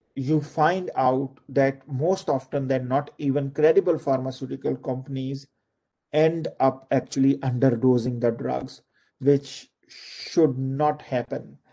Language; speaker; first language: English; non-native, local second language; Urdu